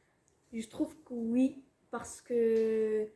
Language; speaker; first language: French; non-native, fluent; Spanish